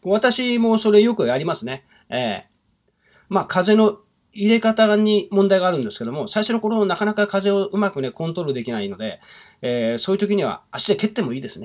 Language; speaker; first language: Japanese; native; Japanese